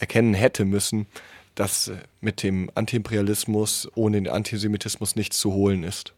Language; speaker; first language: German; native; German